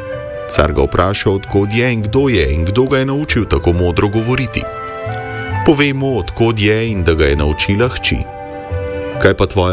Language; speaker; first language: Slovenian; native; Slovenian